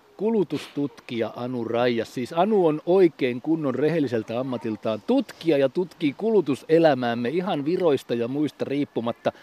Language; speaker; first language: Finnish; native; Finnish